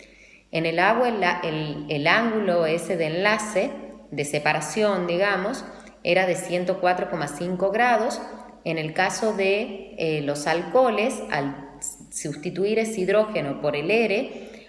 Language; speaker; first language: Spanish; native; Spanish